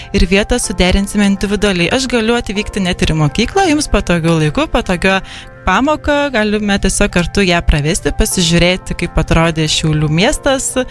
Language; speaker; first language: Lithuanian; native; Lithuanian